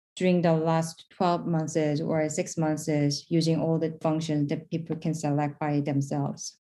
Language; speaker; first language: English; non-native, fluent; Korean